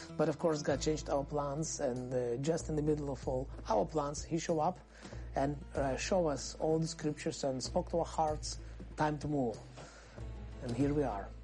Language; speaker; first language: English; non-native, fluent; Russian